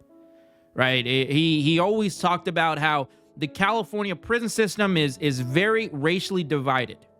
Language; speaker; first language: English; native; English